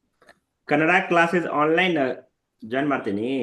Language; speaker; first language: Kannada; non-native, learner; Hindi